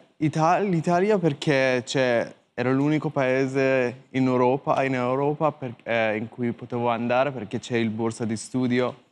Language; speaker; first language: Italian; non-native, learner; Persian